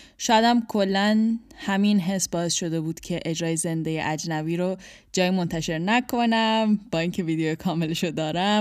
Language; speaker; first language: Persian; native; Persian